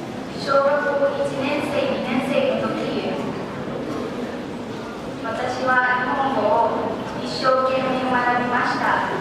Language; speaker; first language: Japanese; non-native, learner; Lao